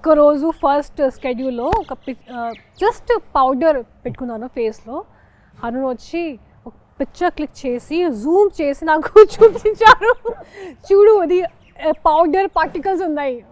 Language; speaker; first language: Telugu; non-native, local second language; Hindi